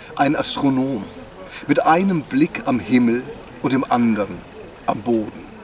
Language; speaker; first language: German; native; German